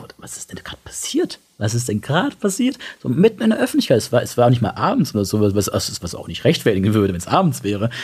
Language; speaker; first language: German; early bilingual, other home language; Italian